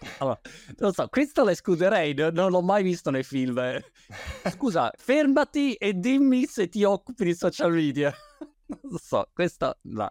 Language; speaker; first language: Italian; native; Italian